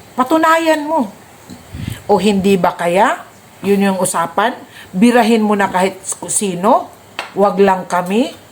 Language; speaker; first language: Filipino; non-native, local second language; Cebuano